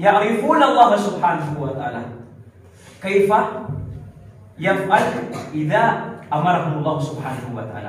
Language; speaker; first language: Arabic; non-native, learner; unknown